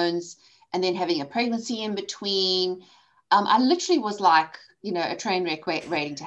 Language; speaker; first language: English; native; English